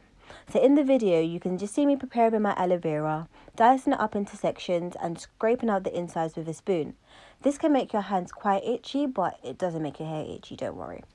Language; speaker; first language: English; native; English